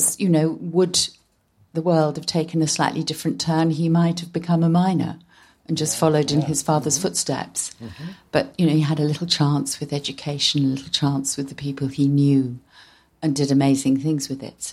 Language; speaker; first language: English; native; English